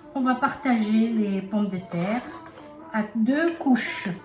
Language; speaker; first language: French; non-native, fluent; Arabic